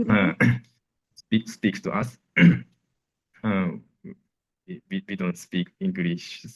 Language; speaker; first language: English; non-native, learner; Japanese